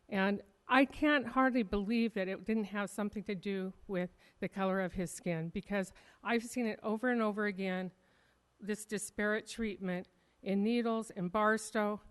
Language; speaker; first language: English; native; English